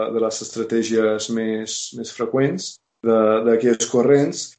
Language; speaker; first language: Catalan; non-native, fluent; English